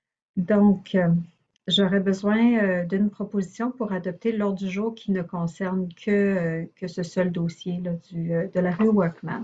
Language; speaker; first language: French; native; French